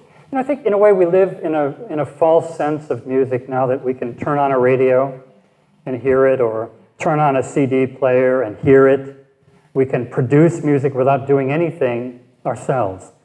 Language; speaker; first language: English; native; English